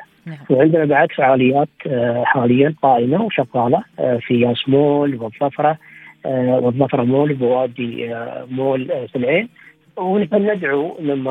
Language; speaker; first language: Arabic; native; Arabic